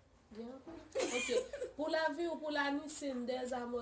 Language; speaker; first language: French; non-native, learner; Haitian Creole